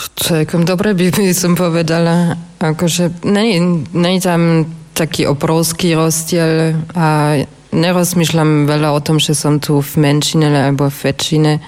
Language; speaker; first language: Slovak; non-native, fluent; German